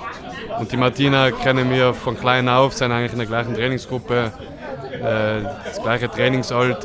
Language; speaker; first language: German; native; German